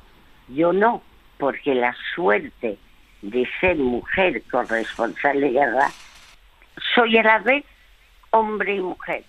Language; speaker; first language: Spanish; early bilingual, other home language; French